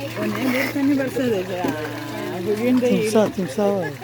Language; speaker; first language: Turkish; non-native, learner; Spanish